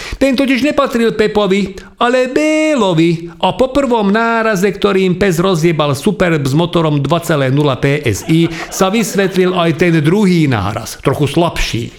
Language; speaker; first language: Slovak; non-native, local second language; Hungarian